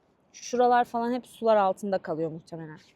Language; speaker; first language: Turkish; native; Turkish